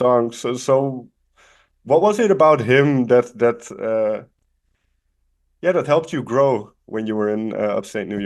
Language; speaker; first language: English; non-native, fluent; Dutch